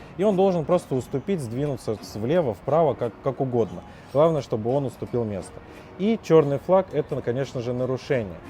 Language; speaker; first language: Russian; native; Russian